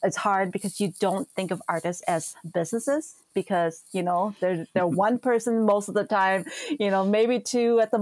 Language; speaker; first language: English; native; English